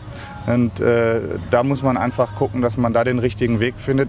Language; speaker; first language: German; native; German